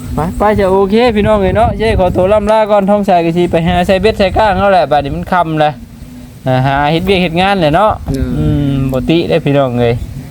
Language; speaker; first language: Thai; native; Thai